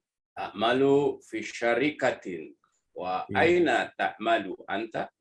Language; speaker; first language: Arabic; non-native, learner; Indonesian